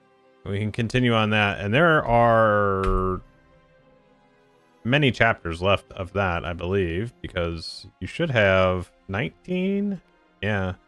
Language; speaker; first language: English; native; English